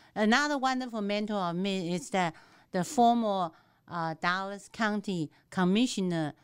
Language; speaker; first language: English; non-native, fluent; Chinese